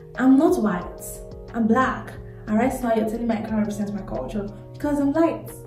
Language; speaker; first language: English; non-native, local second language; Yoruba